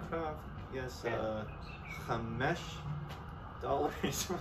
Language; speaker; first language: Hebrew; non-native, learner; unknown